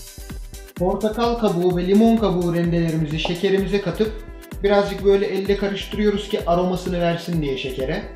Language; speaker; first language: Turkish; native; Turkish